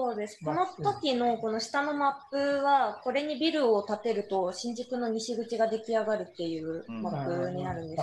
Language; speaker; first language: Japanese; native; Japanese